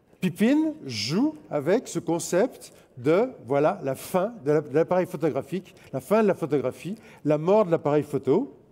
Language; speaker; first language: French; native; French